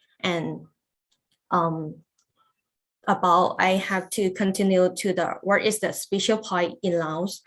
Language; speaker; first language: English; non-native, learner; Lao